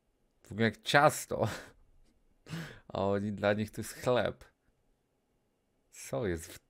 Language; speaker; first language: Polish; native; Polish